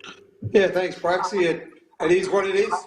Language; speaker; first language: English; native; English